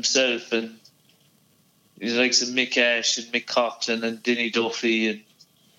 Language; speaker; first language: English; native; English